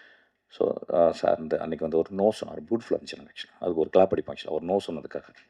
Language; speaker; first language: Tamil; native; Tamil